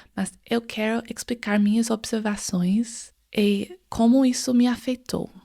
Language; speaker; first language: Portuguese; non-native, fluent; English